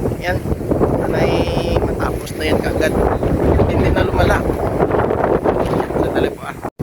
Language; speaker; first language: Filipino; native; Filipino